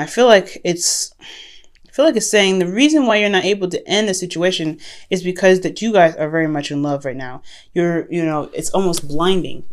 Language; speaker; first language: English; native; English